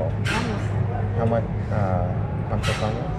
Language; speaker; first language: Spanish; non-native, learner; English